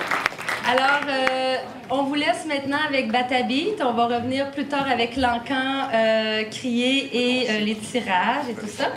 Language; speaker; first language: French; native; French